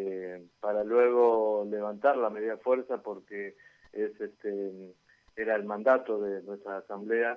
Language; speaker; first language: Spanish; native; Spanish